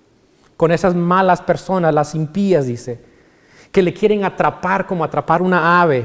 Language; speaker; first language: Spanish; native; Spanish